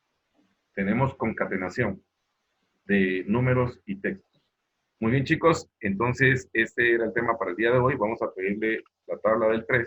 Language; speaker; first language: Spanish; native; Spanish